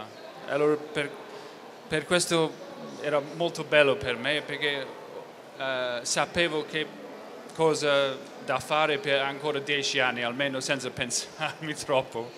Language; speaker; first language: Italian; non-native, fluent; English